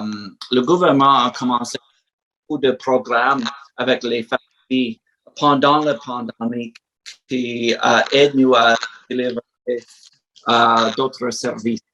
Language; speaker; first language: French; non-native, learner; English